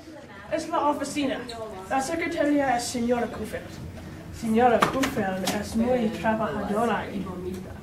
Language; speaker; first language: Spanish; non-native, learner; English